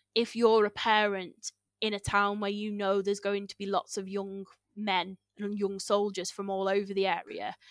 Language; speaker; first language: English; native; English